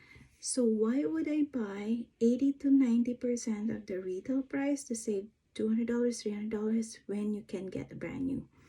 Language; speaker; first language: English; non-native, fluent; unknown